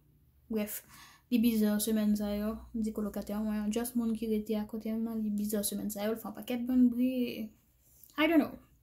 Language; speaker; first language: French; non-native, learner; Haitian Creole